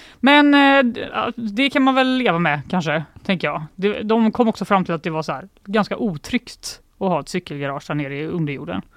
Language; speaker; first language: Swedish; native; Swedish